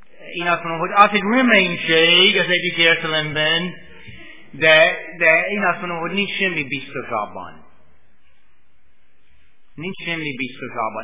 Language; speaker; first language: Hungarian; non-native, fluent; English